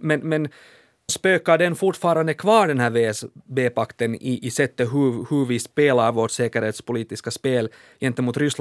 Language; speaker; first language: Swedish; native; Swedish